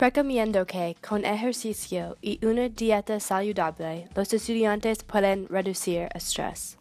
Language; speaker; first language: Spanish; non-native, learner; English